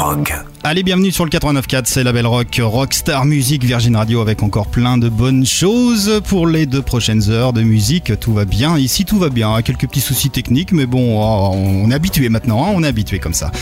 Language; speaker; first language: French; native; French